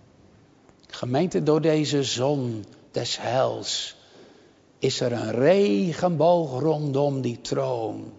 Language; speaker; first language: Dutch; native; Dutch